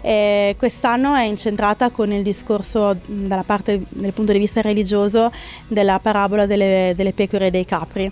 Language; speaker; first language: Italian; native; Italian